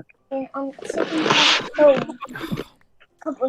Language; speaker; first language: Welsh; non-native, local second language; English